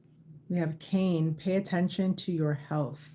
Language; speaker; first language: English; native; English